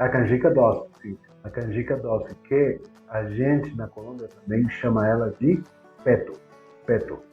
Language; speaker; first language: Portuguese; non-native, fluent; Spanish